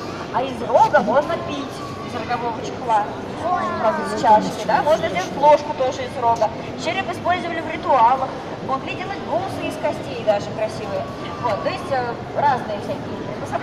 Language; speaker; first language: Russian; native; Russian